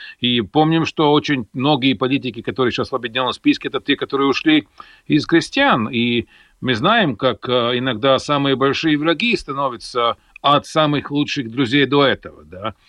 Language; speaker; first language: Russian; non-native, local second language; Latvian